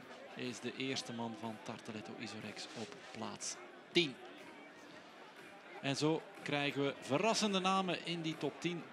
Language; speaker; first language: Dutch; native; Dutch